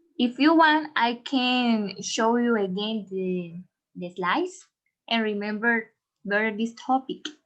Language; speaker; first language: English; non-native, learner; Spanish